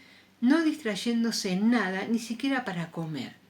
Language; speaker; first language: Spanish; native; Spanish